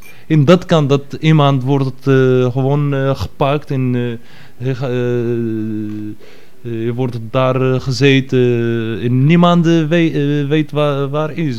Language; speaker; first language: Dutch; non-native, fluent; Arabic